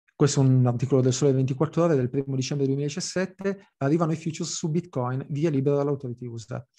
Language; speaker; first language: Italian; early bilingual, heritage; Italian